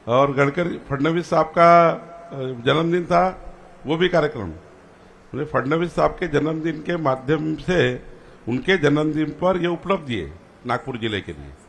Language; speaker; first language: Hindi; non-native, local second language; Marathi